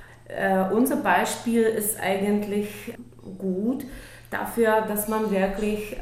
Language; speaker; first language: German; non-native, local second language; Czech